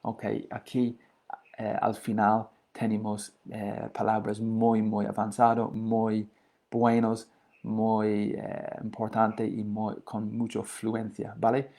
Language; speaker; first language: Spanish; non-native, learner; English